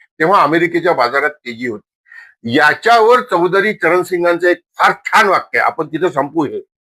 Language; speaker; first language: Marathi; non-native, local second language; Marwari